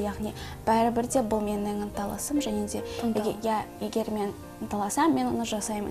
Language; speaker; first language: Kazakh; non-native, local second language; Russian